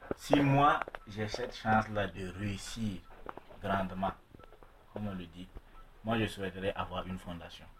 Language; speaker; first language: French; non-native, local second language; Mossi